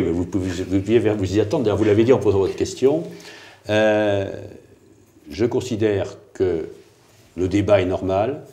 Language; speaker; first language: French; native; French